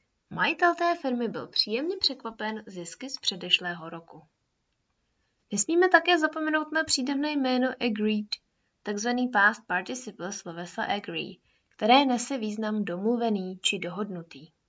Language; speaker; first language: Czech; native; Czech